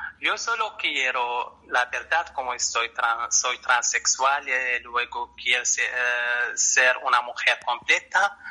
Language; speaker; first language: Spanish; non-native, learner; Arabic